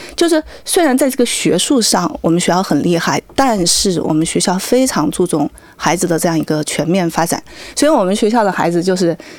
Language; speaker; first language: Chinese; native; Chinese